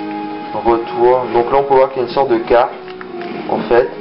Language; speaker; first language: French; native; French